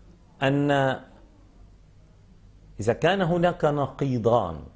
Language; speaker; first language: Arabic; native; Arabic